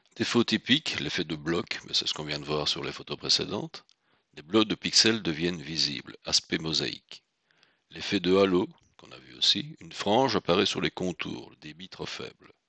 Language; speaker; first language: French; native; French